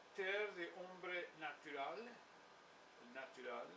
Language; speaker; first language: Spanish; early bilingual, heritage; Spanish